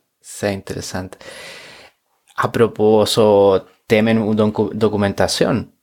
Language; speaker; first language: German; non-native, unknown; Spanish